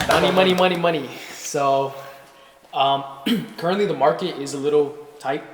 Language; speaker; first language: English; native; English